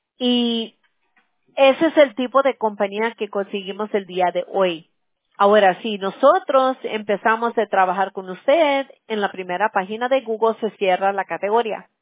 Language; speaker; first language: Spanish; early bilingual, heritage; Spanish